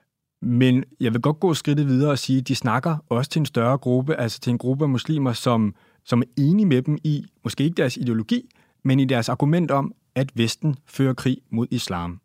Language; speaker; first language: Danish; native; Danish